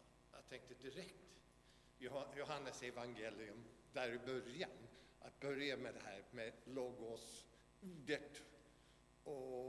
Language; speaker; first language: Swedish; non-native, fluent; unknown